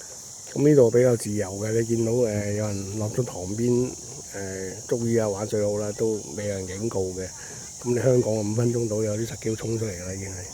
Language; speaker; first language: Chinese; native; Chinese